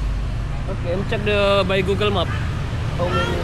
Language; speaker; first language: English; non-native, learner; Indonesian